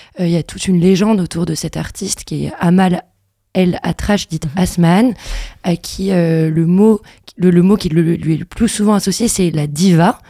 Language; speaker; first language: French; native; French